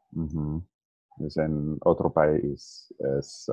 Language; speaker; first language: Spanish; non-native, learner; English